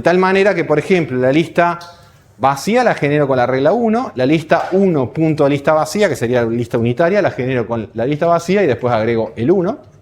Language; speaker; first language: Spanish; native; Spanish